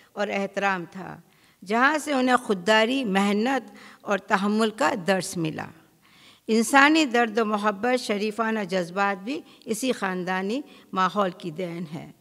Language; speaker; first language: Urdu; native; Urdu